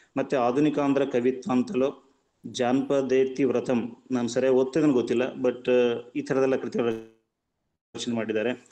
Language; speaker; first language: Kannada; native; Kannada